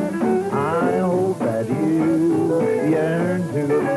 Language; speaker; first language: English; native; English